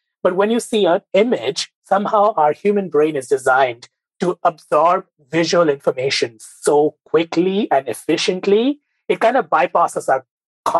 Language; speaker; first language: English; non-native, local second language; Bangla